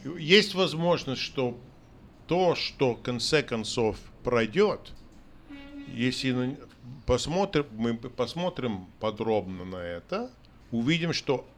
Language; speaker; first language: Russian; non-native, fluent; English